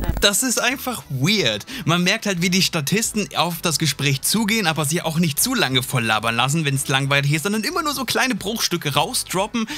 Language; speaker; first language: German; native; German